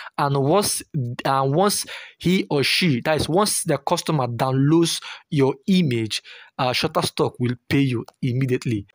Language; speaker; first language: English; non-native, local second language; Igbo